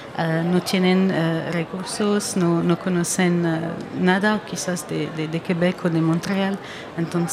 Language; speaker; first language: Spanish; non-native, fluent; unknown